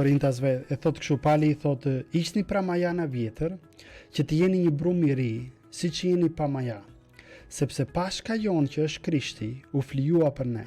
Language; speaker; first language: Albanian; native; Albanian